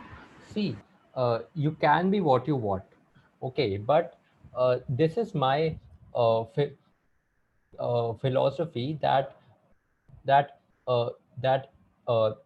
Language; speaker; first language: English; non-native, local second language; Hindi